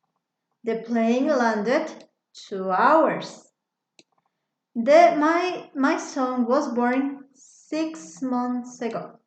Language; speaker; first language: English; non-native, fluent; Spanish